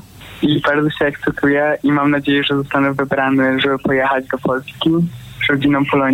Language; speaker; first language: Polish; early bilingual, heritage; Polish